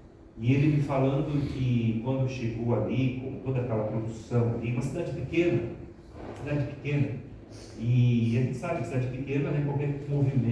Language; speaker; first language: Portuguese; native; Portuguese